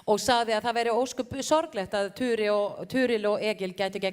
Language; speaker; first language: Icelandic; native; Icelandic